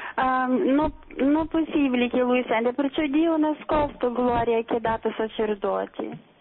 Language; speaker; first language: Italian; non-native, learner; Russian